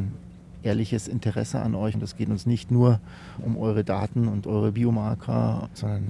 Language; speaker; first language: German; native; German